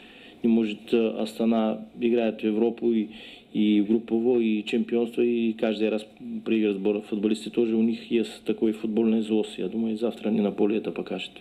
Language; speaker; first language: Russian; non-native, learner; Bulgarian